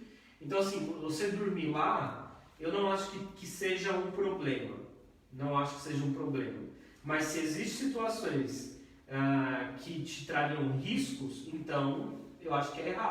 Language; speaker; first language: Portuguese; native; Portuguese